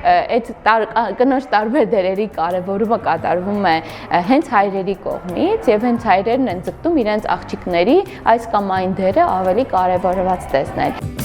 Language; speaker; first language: Armenian; non-native, local second language; Kurdish